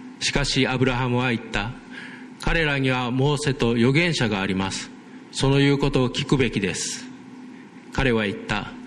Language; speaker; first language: Japanese; native; Japanese